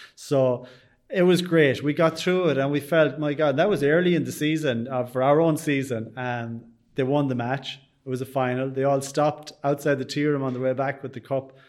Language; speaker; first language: English; native; English